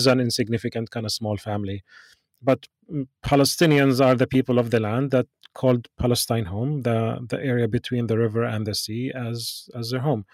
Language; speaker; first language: English; non-native, fluent; Arabic